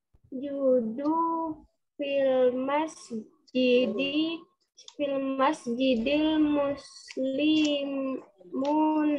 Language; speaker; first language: Arabic; non-native, learner; Indonesian